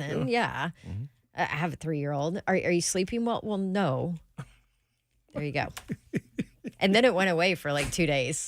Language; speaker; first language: English; native; English